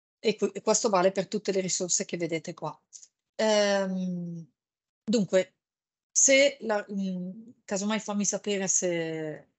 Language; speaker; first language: Italian; native; Italian